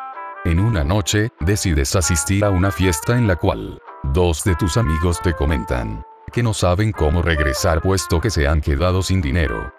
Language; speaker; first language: Spanish; native; Spanish